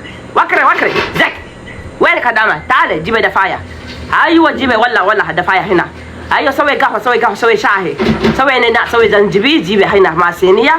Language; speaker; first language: Arabic; non-native, learner; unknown